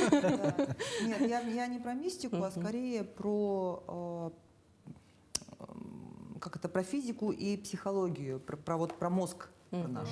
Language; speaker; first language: Russian; native; Russian